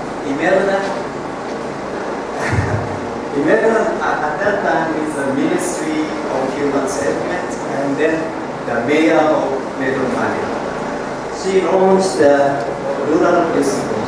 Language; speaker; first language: English; non-native, learner; Japanese